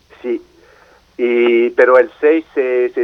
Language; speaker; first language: Spanish; non-native, fluent; French